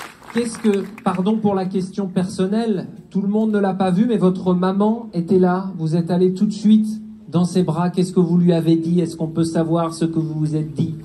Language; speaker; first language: French; native; French